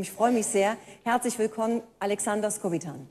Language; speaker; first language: German; native; German